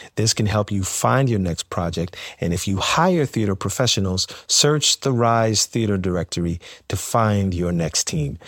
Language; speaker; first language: English; native; English